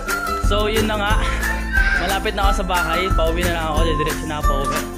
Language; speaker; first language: Filipino; native; Filipino